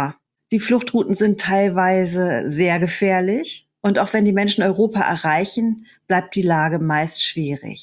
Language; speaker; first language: German; native; German